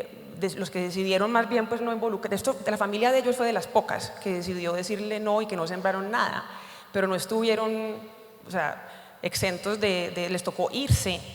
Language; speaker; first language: Spanish; native; Spanish